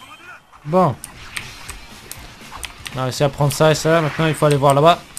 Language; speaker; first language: French; native; French